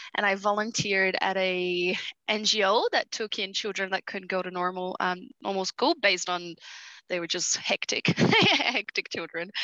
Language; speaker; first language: English; early bilingual, other home language; Portuguese